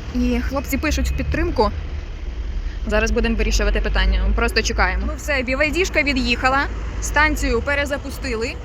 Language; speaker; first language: Ukrainian; non-native, local second language; Russian